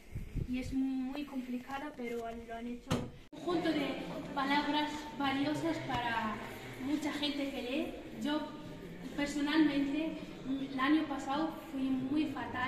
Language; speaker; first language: Spanish; non-native, learner; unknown